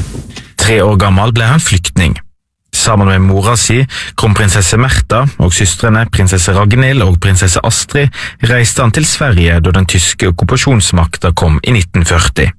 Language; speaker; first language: Norwegian; native; Norwegian